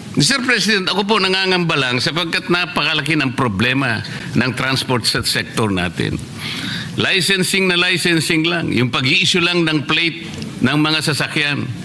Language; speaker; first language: Filipino; native; Filipino